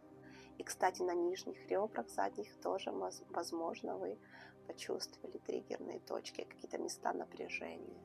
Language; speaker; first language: Russian; native; Russian